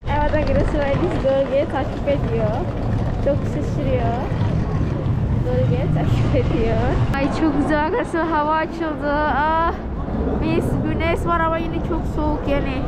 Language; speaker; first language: Turkish; non-native, learner; Indonesian